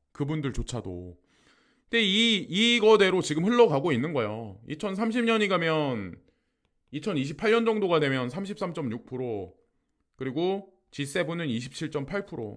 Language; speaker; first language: Korean; native; Korean